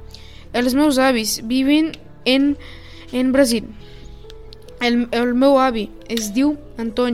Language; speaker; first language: Catalan; non-native, learner; Portuguese